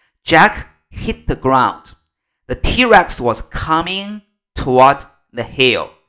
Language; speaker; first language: English; non-native, fluent; Chinese